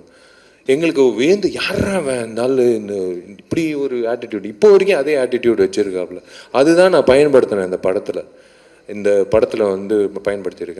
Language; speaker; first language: Tamil; native; Tamil